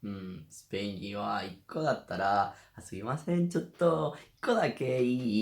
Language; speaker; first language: Japanese; non-native, learner; Spanish